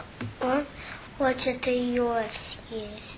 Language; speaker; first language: Russian; early bilingual, heritage; Russian